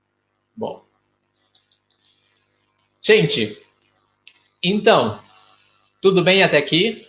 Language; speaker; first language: Portuguese; non-native, fluent; Spanish